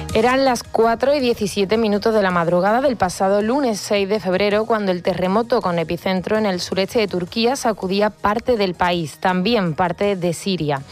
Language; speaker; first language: Spanish; native; Spanish